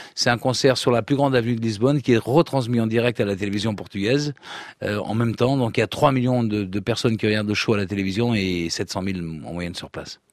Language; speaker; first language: French; early bilingual, other home language; Portuguese